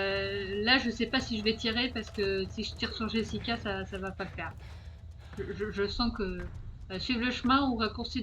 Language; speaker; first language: French; native; French